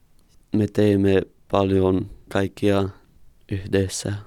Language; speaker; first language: Finnish; non-native, learner; English